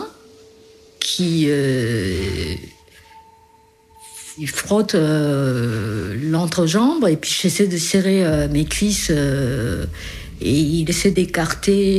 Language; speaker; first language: French; early bilingual, other home language; Korean